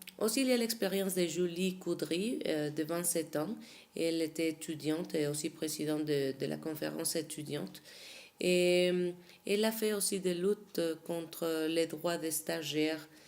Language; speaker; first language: French; non-native, fluent; Spanish